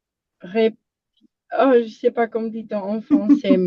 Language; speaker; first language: French; non-native, learner; English